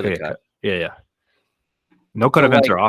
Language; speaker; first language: English; native; English